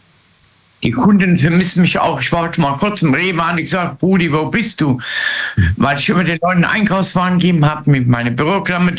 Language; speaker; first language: German; native; German